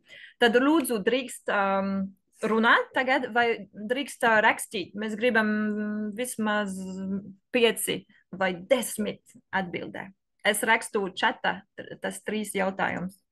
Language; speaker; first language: Latvian; non-native, learner; French